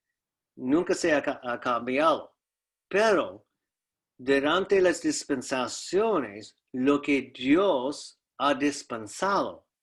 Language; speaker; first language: Spanish; non-native, fluent; English